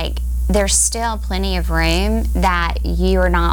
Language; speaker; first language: English; native; English